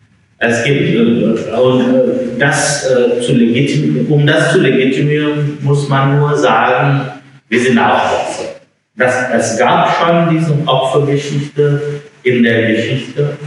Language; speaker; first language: German; non-native, fluent; English